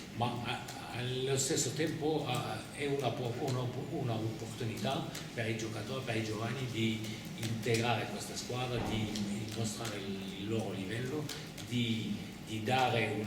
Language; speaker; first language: Italian; non-native, fluent; French